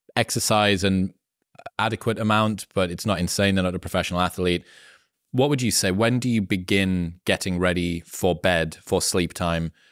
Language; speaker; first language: English; native; English